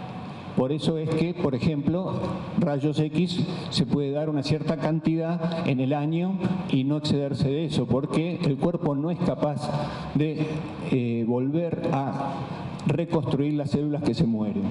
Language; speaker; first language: Spanish; native; Spanish